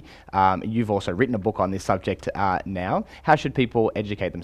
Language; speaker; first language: English; native; English